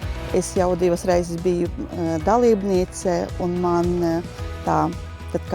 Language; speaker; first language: Latvian; non-native, local second language; Russian